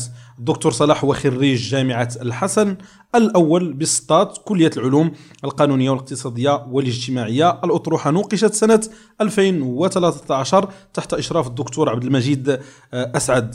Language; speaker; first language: Arabic; native; Arabic